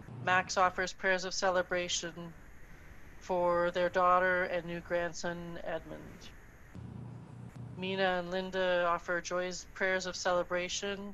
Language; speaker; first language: English; native; English